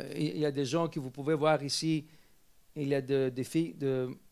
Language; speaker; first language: French; non-native, fluent; Greek